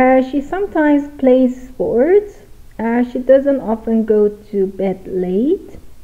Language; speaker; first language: English; non-native, fluent; Persian